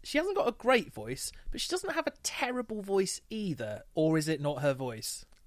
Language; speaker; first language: English; native; English